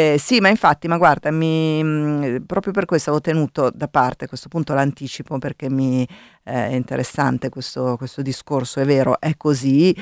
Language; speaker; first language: Italian; native; Italian